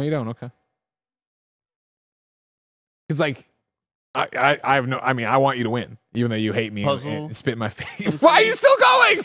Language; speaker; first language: English; native; English